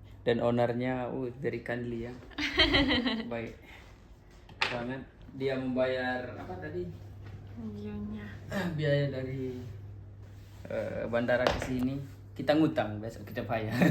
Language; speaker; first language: Indonesian; non-native, local second language; Sasak